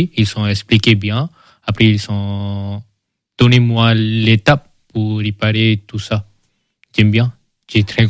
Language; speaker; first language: French; early bilingual, other home language; Malay